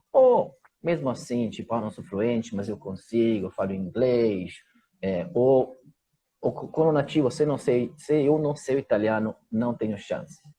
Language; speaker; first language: Portuguese; non-native, fluent; Italian